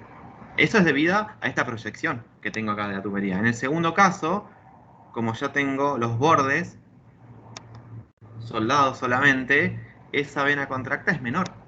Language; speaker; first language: Spanish; native; Spanish